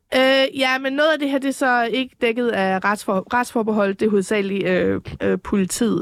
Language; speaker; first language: Danish; native; Danish